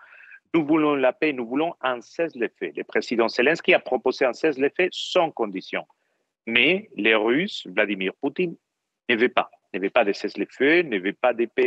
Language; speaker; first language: French; non-native, fluent; Spanish